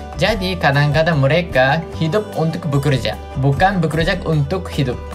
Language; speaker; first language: Indonesian; non-native, fluent; Japanese